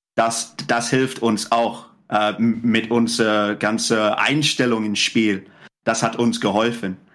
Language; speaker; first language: German; non-native, fluent; English